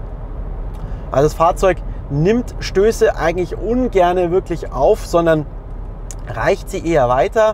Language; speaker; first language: German; native; German